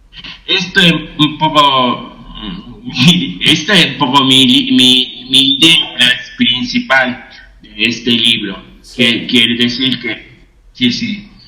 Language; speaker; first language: Spanish; non-native, fluent; Japanese